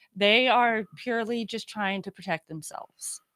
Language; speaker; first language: English; native; English